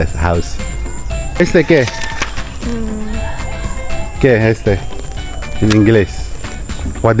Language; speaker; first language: Spanish; non-native, learner; Filipino